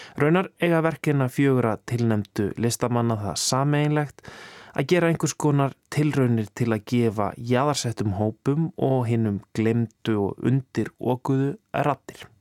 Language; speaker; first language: Icelandic; native; Icelandic